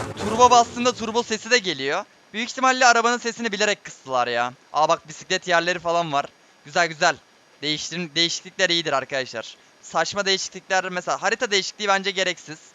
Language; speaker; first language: Turkish; native; Turkish